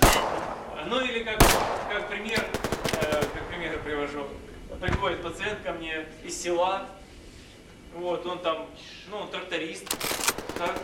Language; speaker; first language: Russian; native; Russian